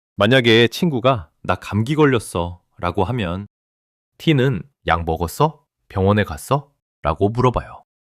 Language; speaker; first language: Korean; non-native, fluent; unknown